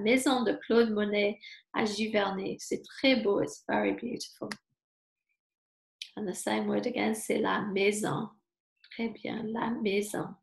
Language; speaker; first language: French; non-native, fluent; English